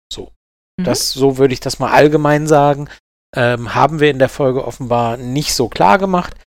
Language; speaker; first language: German; native; German